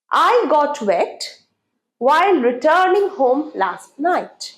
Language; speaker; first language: English; non-native, local second language; Bangla